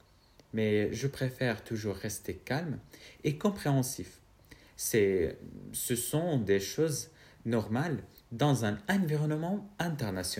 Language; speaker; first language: French; non-native, fluent; Arabic